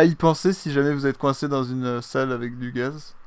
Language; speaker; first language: French; native; French